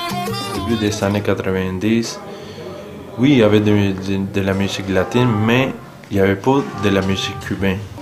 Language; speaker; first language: French; non-native, fluent; Spanish